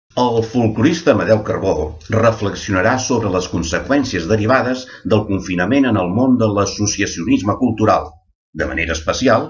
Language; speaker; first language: Catalan; native; Catalan